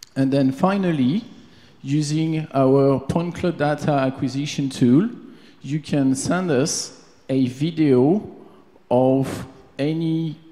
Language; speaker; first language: English; non-native, fluent; French